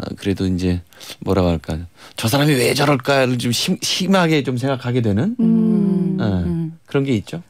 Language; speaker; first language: Korean; native; Korean